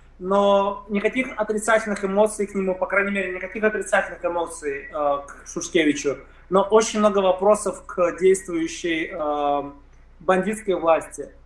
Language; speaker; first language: Russian; native; Russian